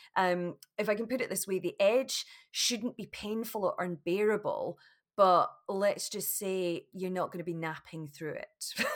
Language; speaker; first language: English; native; English